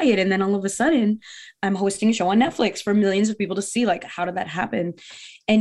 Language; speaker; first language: English; early bilingual, other home language; Portuguese